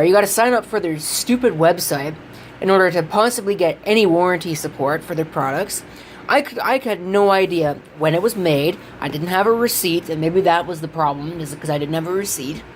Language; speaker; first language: English; native; English